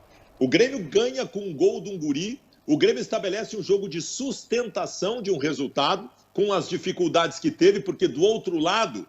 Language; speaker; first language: Portuguese; native; Portuguese